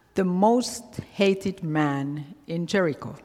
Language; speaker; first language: English; non-native, fluent; Finnish